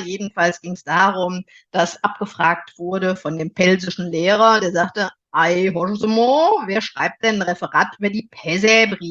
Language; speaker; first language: German; native; German